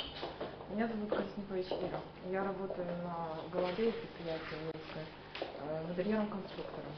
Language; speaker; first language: Russian; native; Russian